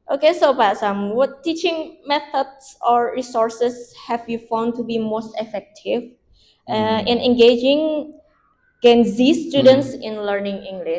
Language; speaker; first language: English; non-native, learner; Indonesian